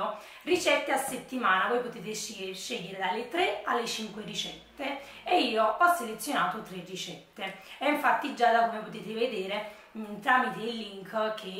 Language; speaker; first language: Italian; native; Italian